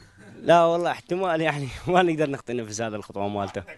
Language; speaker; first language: Arabic; native; Arabic